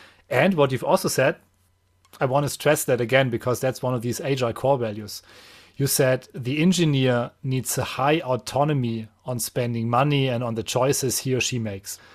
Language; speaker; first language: English; non-native, fluent; German